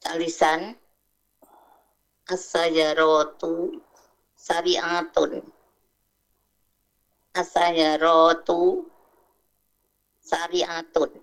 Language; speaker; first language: Arabic; non-native, learner; Indonesian